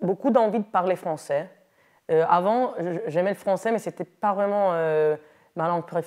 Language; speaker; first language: French; non-native, local second language; Italian